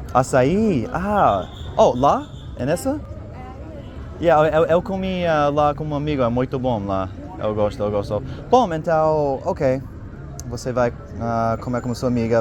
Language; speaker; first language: Portuguese; non-native, learner; English